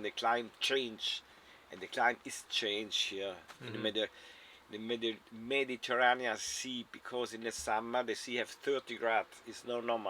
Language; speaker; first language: English; non-native, learner; German